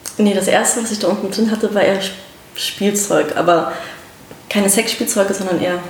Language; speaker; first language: German; early bilingual, other home language; Russian